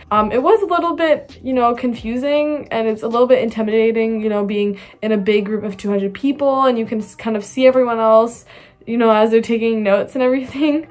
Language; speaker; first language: English; native; English